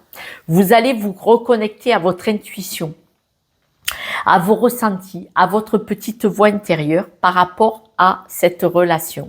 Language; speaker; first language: French; native; French